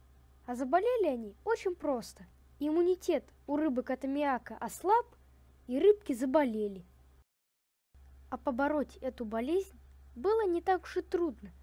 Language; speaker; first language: Russian; native; Russian